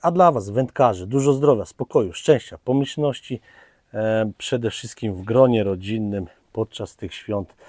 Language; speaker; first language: Polish; native; Polish